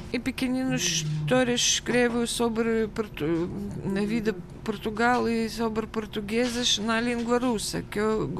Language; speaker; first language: Portuguese; non-native, learner; Russian